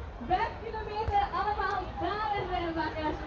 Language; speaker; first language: Dutch; non-native, learner; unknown